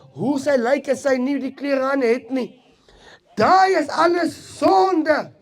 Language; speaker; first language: Afrikaans; non-native, local second language; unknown